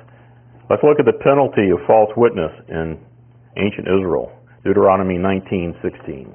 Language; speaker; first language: English; native; English